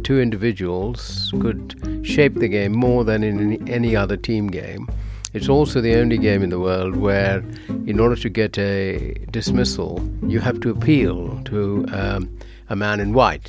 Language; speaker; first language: English; non-native, local second language; Bangla